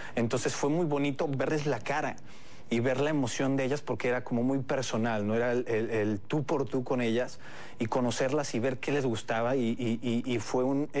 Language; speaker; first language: Spanish; native; Spanish